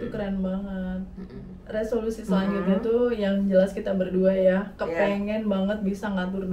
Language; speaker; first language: Indonesian; native; Indonesian